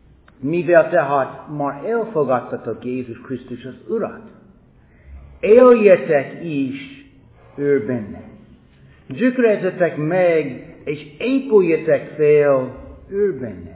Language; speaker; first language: Hungarian; non-native, fluent; English